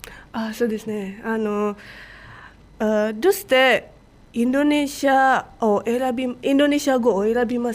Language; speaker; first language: Japanese; non-native, fluent; Indonesian